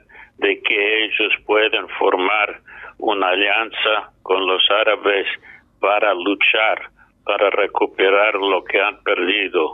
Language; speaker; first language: Spanish; non-native, fluent; English